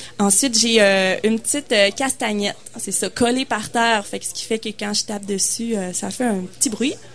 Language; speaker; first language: French; native; French